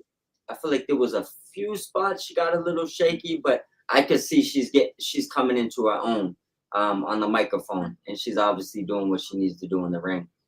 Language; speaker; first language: English; native; English